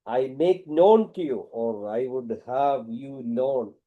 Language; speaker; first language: English; non-native, local second language; Malayalam